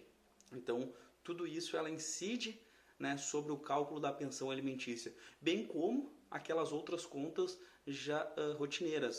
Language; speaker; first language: Portuguese; native; Portuguese